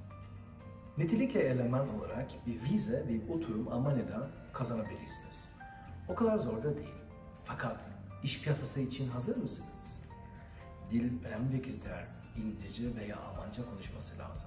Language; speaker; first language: Turkish; non-native, learner; German